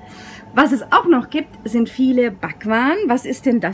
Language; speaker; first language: German; native; German